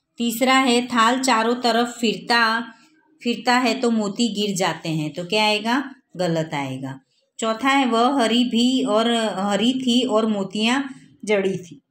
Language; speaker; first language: Hindi; non-native, local second language; Gujarati